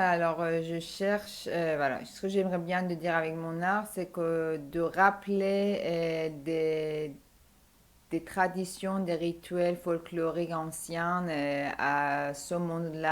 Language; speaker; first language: French; non-native, fluent; Persian